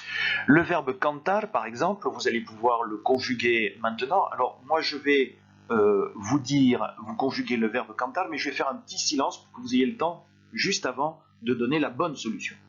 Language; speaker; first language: French; native; French